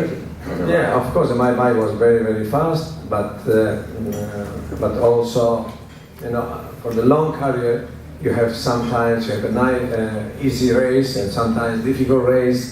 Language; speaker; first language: English; non-native, learner; Italian